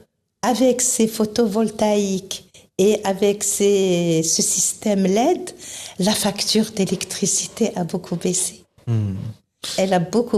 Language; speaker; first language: French; non-native, local second language; Arabic